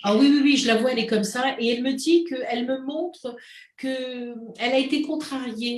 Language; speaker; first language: French; native; French